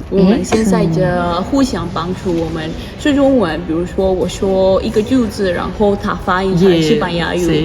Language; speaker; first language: Chinese; non-native, learner; Spanish